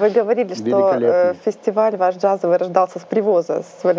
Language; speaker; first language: Russian; native; Russian